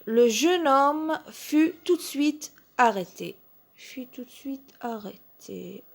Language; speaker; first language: French; non-native, local second language; Arabic